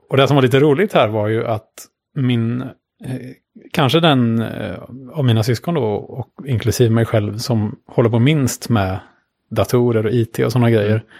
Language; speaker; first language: Swedish; native; Swedish